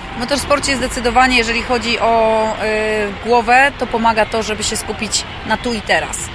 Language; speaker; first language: Polish; native; Polish